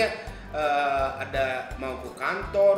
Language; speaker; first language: Indonesian; non-native, fluent; Japanese